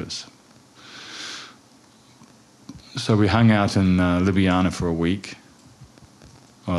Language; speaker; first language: English; native; English